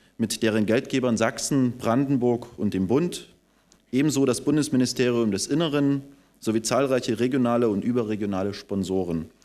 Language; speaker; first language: German; non-native, local second language; Upper Sorbian